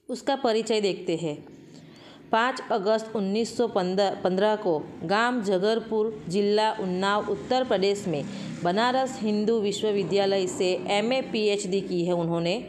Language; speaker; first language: Hindi; non-native, local second language; Gujarati